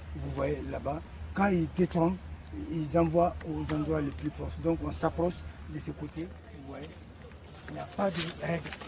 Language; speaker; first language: French; non-native, local second language; Bambara